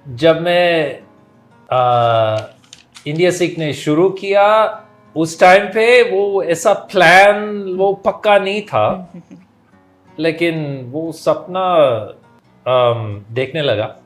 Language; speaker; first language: Hindi; non-native, fluent; English